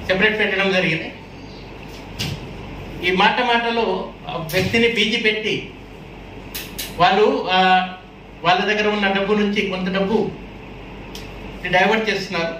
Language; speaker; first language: Telugu; native; Telugu